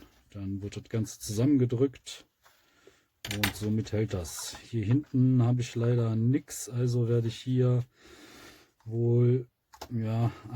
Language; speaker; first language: German; native; German